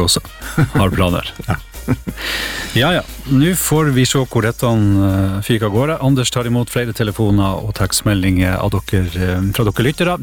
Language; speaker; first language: Norwegian; native; Norwegian